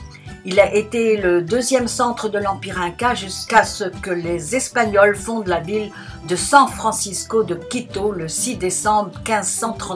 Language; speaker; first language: French; native; French